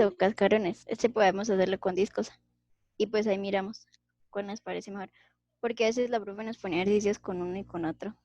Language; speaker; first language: Spanish; native; Spanish